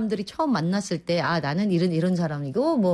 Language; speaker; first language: Korean; native; Korean